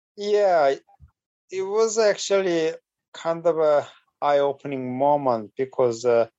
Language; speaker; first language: English; non-native, fluent; Korean